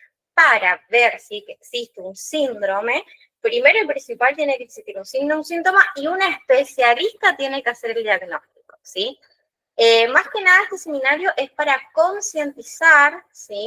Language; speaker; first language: Spanish; native; Spanish